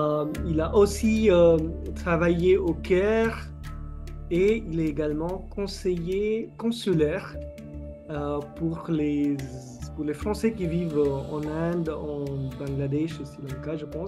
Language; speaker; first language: French; non-native, fluent; Marathi